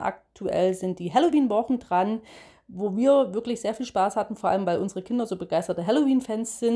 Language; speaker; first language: German; native; German